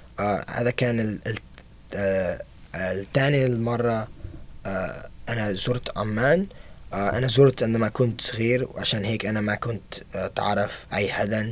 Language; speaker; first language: Arabic; non-native, learner; English